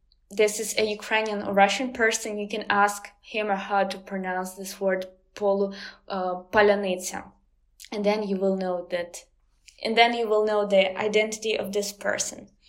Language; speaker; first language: English; non-native, fluent; Ukrainian